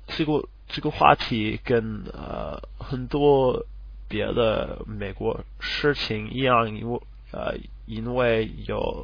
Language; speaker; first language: Chinese; non-native, learner; English